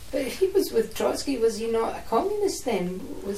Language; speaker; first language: English; native; English